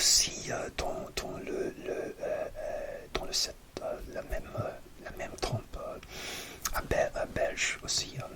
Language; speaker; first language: French; non-native, learner; English